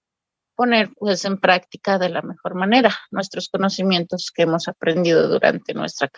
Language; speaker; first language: Spanish; native; Spanish